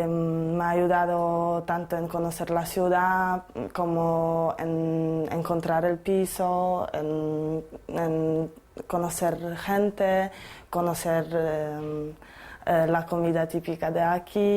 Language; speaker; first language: Spanish; non-native, learner; Polish